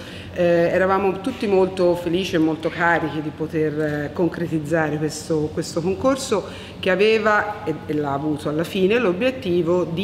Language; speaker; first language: Italian; native; Italian